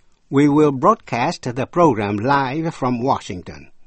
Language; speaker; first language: English; non-native, fluent; Vietnamese